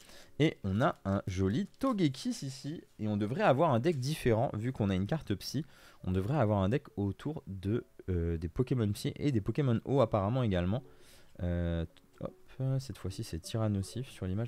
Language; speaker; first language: French; native; French